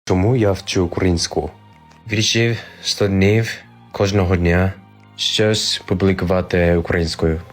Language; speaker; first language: Ukrainian; non-native, learner; Japanese